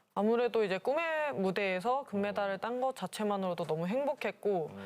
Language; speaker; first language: Korean; native; Korean